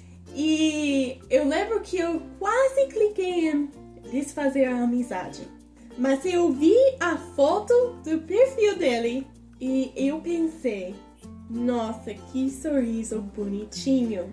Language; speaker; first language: Portuguese; non-native, fluent; English